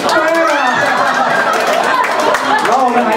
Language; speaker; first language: Chinese; native; Chinese